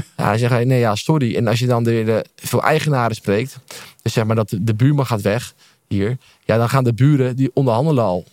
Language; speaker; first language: Dutch; native; Dutch